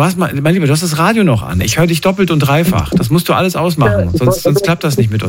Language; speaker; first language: German; native; German